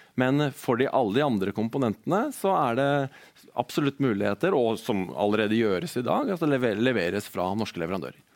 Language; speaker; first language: Norwegian; native; Norwegian